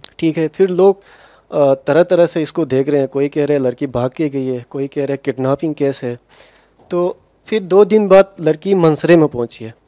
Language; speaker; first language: Urdu; non-native, local second language; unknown